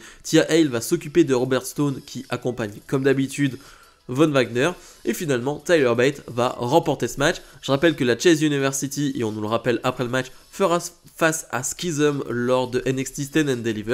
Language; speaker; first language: French; native; French